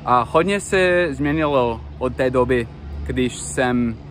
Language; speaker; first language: Czech; non-native, learner; English